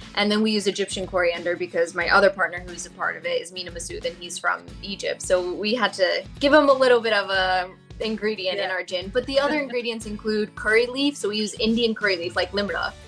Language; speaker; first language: English; early bilingual, other home language; Gujarati